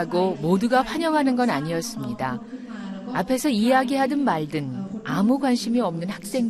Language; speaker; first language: Korean; native; Korean